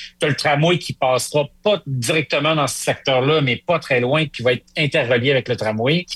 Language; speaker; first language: French; native; French